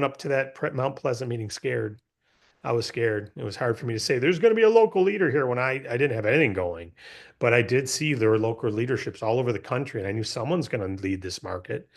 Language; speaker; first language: English; native; English